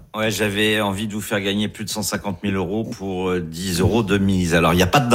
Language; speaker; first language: French; native; French